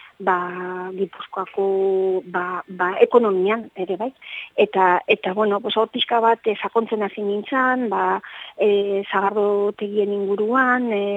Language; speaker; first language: Basque; native; Basque